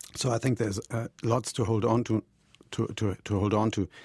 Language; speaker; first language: English; non-native, fluent; German